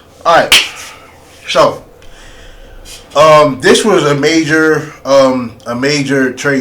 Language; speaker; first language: English; native; English